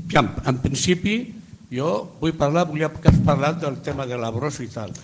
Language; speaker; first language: Catalan; non-native, local second language; Spanish